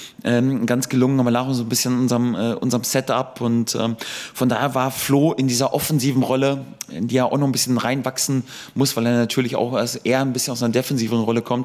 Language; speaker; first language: German; native; German